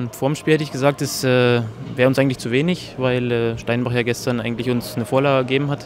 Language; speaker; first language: German; native; German